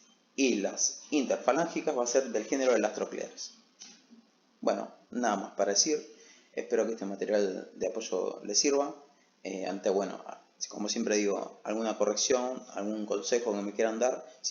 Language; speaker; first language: Spanish; native; Spanish